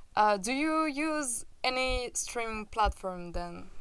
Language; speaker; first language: English; non-native, fluent; French